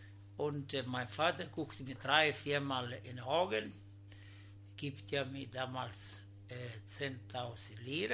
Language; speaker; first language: German; non-native, learner; Italian